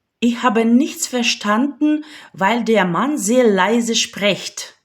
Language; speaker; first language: German; non-native, fluent; Ukrainian